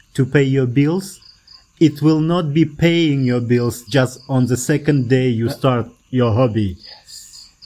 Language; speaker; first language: English; non-native, fluent; Kazakh